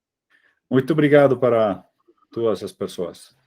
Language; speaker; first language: Portuguese; non-native, fluent; Spanish